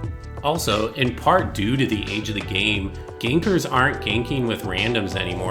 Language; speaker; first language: English; native; English